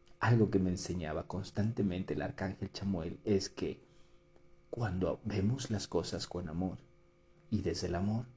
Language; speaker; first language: Spanish; native; Spanish